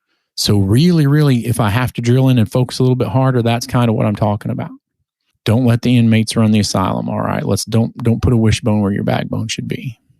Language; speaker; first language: English; native; English